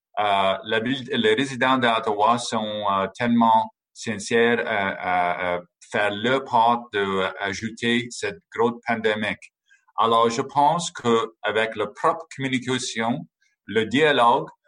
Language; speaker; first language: French; non-native, fluent; English